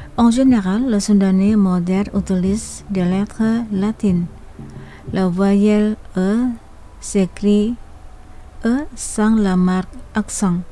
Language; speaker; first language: French; non-native, fluent; Indonesian